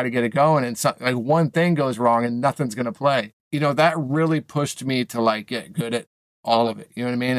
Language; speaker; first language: English; native; English